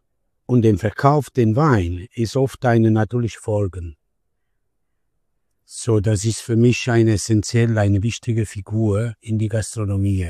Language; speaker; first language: German; non-native, learner; Italian